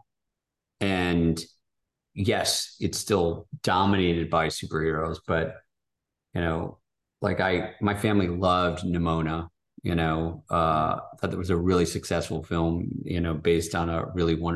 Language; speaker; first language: English; native; English